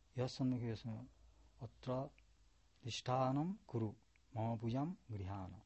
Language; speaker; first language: Japanese; non-native, learner; Bangla